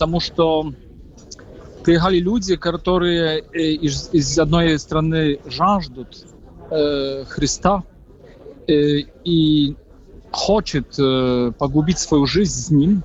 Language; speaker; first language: Russian; non-native, fluent; Polish